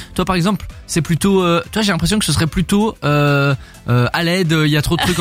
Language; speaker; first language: French; native; French